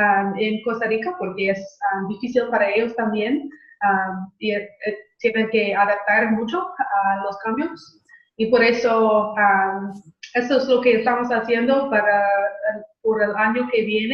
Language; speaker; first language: Spanish; non-native, fluent; English